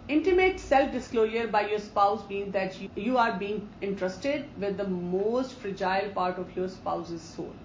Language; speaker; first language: English; non-native, local second language; Urdu